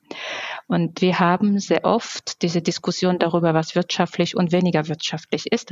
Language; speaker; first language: German; non-native, fluent; Georgian